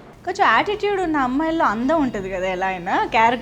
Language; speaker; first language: Telugu; native; Telugu